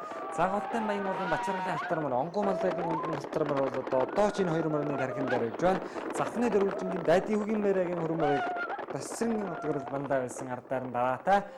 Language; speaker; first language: Mongolian; native; Mongolian